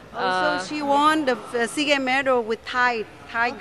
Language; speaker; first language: English; non-native, learner; Vietnamese